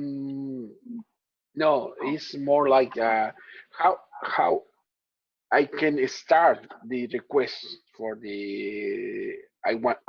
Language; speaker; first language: English; non-native, learner; Spanish